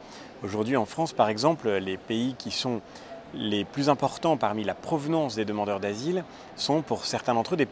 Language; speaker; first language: French; native; French